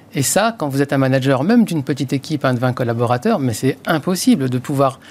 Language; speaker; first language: French; native; French